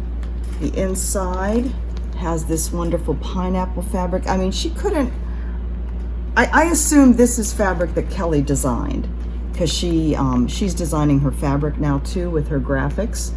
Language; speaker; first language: English; native; English